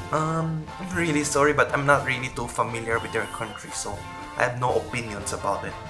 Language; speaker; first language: English; non-native, local second language; Filipino